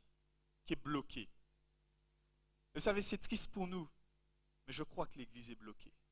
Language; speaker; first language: French; native; French